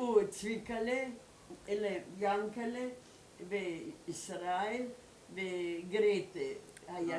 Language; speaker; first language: Hebrew; non-native, learner; German